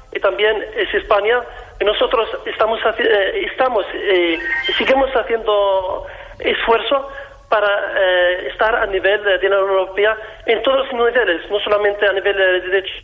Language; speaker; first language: Spanish; non-native, fluent; Arabic